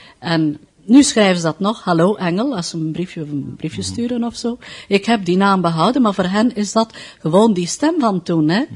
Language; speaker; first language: Dutch; native; Dutch